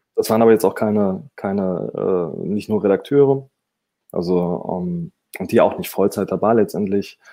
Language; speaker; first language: German; native; German